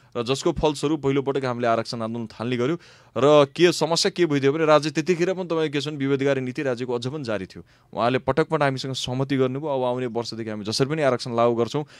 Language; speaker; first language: Nepali; non-native, local second language; Maithili